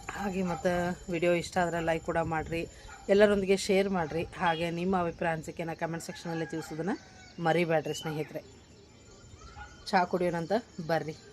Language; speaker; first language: Kannada; native; Kannada